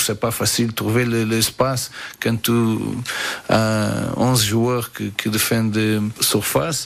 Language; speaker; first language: French; non-native, fluent; Portuguese